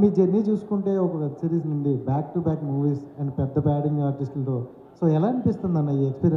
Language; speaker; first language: Telugu; native; Telugu